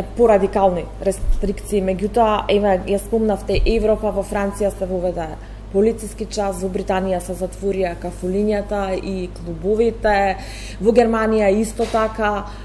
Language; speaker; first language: Macedonian; native; Macedonian